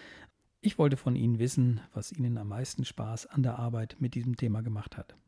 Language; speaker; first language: German; native; German